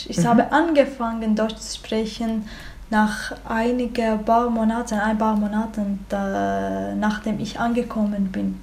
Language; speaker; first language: German; non-native, learner; Arabic